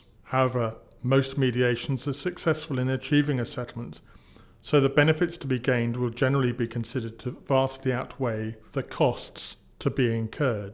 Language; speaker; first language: English; native; English